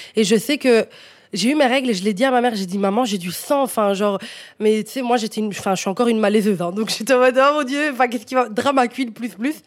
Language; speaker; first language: French; non-native, fluent; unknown